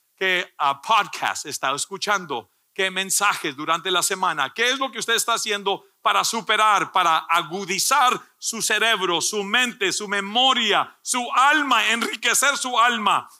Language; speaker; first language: Spanish; early bilingual, heritage; Spanish